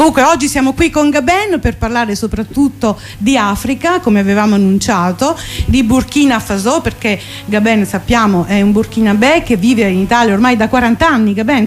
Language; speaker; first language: Italian; native; Italian